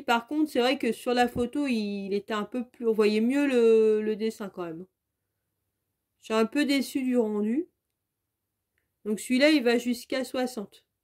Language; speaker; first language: French; native; French